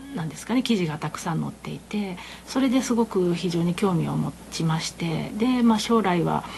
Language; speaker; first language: Japanese; native; Japanese